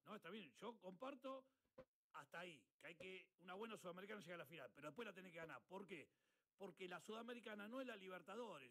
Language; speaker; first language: Spanish; native; Spanish